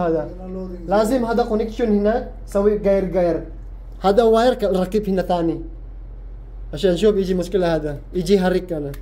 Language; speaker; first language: Arabic; non-native, learner; Filipino